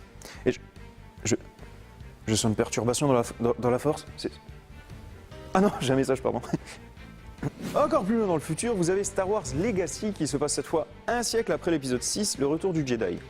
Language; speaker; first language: French; native; French